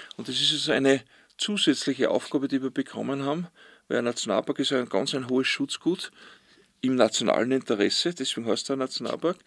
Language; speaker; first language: German; native; German